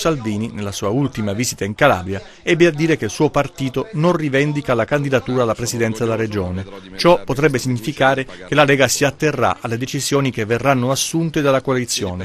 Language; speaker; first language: Italian; native; Italian